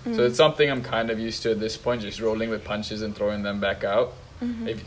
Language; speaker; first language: English; non-native, local second language; Tamil